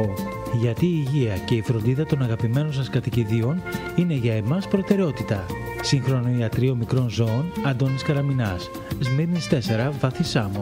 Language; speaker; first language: Greek; native; Greek